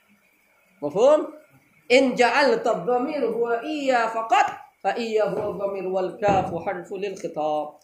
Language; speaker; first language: Arabic; non-native, fluent; Indonesian